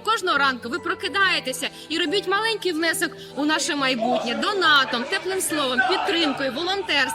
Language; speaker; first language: Ukrainian; native; Ukrainian